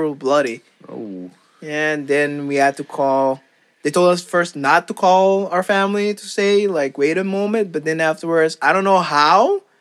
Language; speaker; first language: English; non-native, fluent; Papiamento